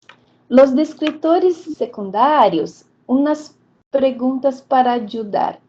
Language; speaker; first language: Spanish; non-native, fluent; Portuguese